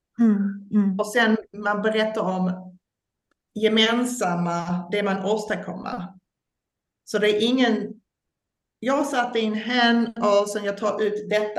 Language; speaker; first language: Swedish; non-native, fluent; English